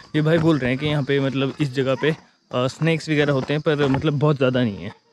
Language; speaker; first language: Hindi; native; Hindi